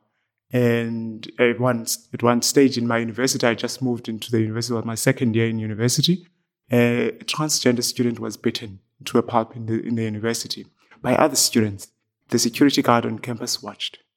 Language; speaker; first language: English; non-native, local second language; Xhosa